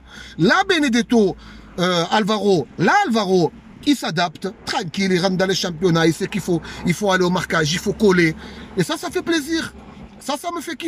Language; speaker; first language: French; native; French